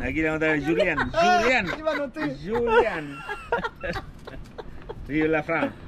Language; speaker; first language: Spanish; native; Spanish